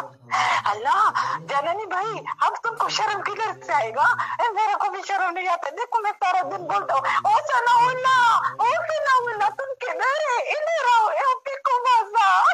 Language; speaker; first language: Hindi; non-native, local second language; Pashto